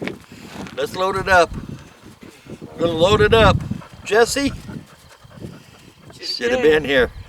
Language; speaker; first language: English; native; English